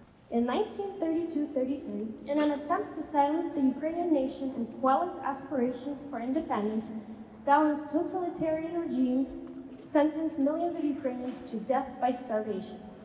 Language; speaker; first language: English; native; English